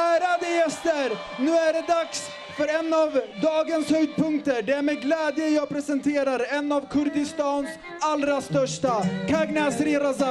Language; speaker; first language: Swedish; early bilingual, other home language; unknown